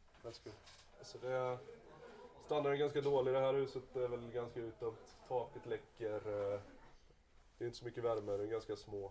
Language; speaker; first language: Swedish; native; Swedish